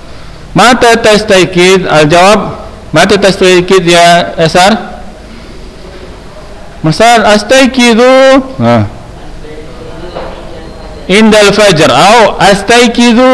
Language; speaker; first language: Arabic; non-native, fluent; Indonesian